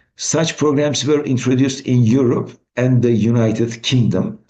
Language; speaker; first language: English; non-native, fluent; Turkish